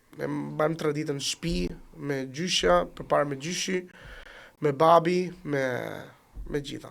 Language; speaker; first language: Albanian; early bilingual, heritage; Italian